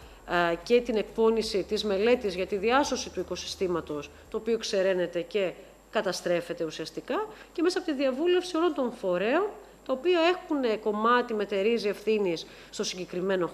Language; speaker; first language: Greek; native; Greek